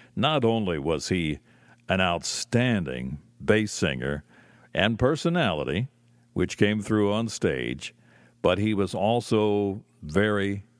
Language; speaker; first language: English; native; English